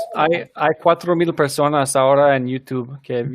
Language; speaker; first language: Spanish; early bilingual, heritage; Spanish